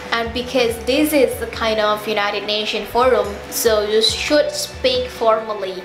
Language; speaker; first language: English; non-native, fluent; Indonesian